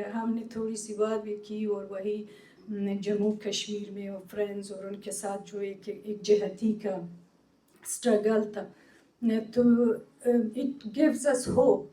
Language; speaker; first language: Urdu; non-native, fluent; Persian